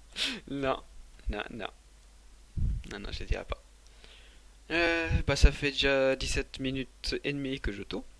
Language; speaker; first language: French; native; French